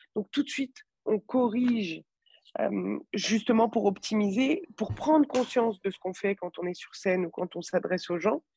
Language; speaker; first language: French; native; French